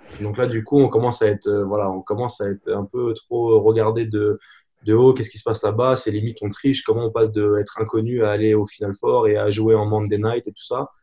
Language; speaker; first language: French; native; French